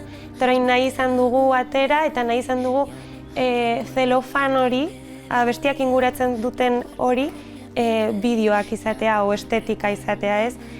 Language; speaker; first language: Basque; non-native, local second language; Spanish